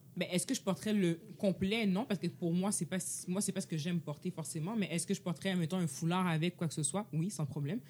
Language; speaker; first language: French; native; French